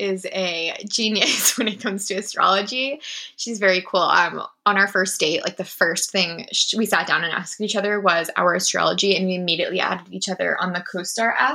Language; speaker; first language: English; native; English